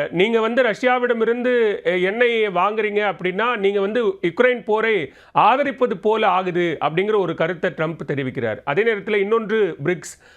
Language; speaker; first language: Tamil; native; Tamil